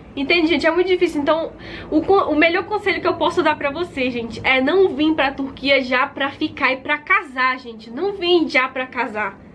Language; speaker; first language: Portuguese; native; Portuguese